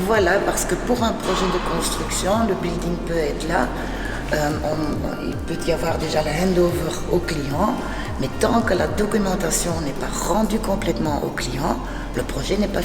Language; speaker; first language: French; non-native, fluent; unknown